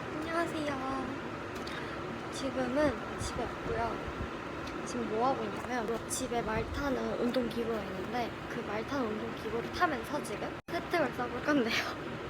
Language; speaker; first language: Korean; native; Korean